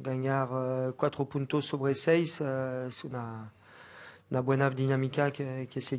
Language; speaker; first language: Spanish; non-native, fluent; French